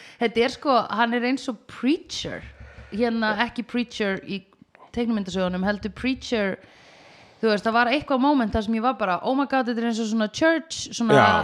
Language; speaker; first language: Icelandic; native; Icelandic